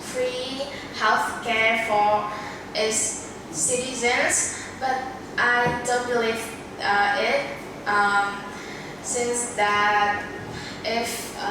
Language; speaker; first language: English; non-native, learner; Vietnamese